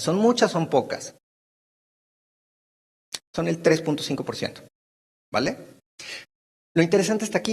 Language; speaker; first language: Spanish; native; Spanish